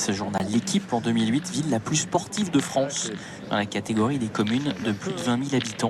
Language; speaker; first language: French; native; French